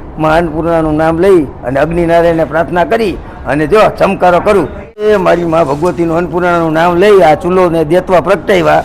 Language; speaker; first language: Gujarati; native; Gujarati